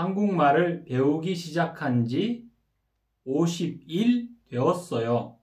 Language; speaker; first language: Korean; non-native, fluent; Kyrgyz